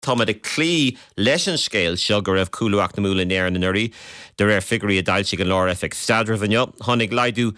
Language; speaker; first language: Irish; native; Irish